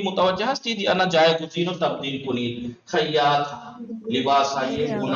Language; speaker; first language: Persian; non-native, fluent; Urdu